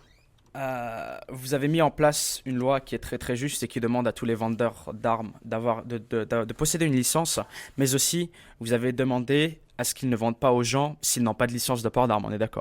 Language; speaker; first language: French; native; French